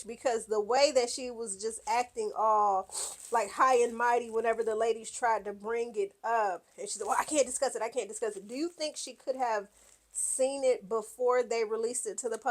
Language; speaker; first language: English; native; English